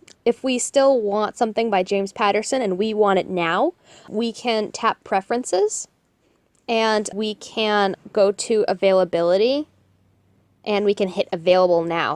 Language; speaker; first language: English; native; English